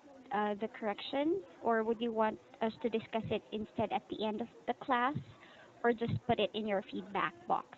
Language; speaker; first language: English; non-native, local second language; Filipino